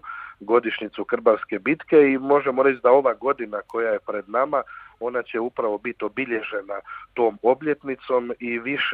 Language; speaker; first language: Croatian; native; Croatian